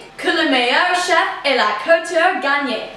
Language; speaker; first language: French; non-native, learner; English